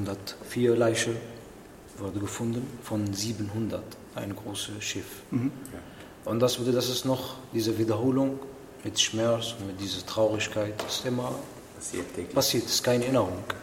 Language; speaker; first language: German; non-native, learner; Arabic